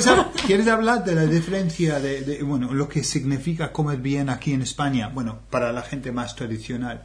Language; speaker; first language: Spanish; non-native, fluent; English